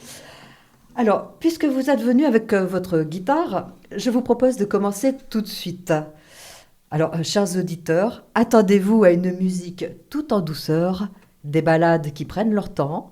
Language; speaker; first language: French; native; French